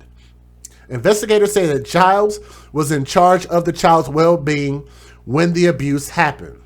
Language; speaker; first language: English; native; English